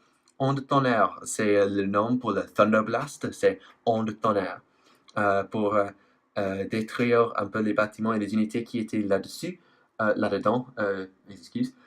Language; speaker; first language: French; non-native, fluent; English